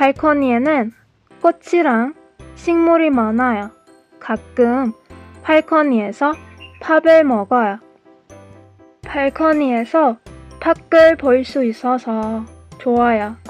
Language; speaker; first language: Korean; non-native, learner; Persian